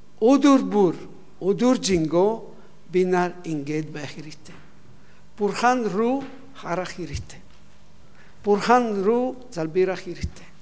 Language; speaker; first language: Mongolian; non-native, learner; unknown